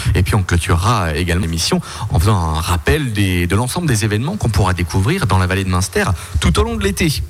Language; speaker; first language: French; native; French